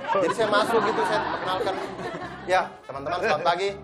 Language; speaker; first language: Indonesian; native; Indonesian